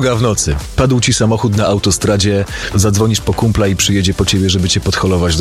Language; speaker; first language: Polish; native; Polish